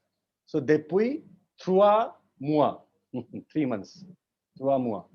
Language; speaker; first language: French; non-native, learner; Hindi